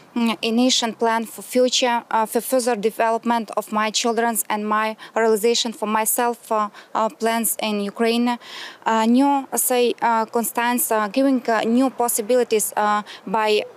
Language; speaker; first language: English; non-native, learner; Ukrainian